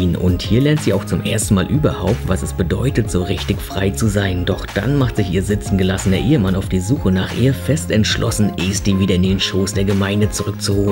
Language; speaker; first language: German; native; German